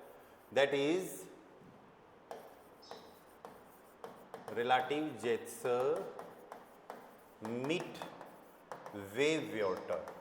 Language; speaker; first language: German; non-native, fluent; Hindi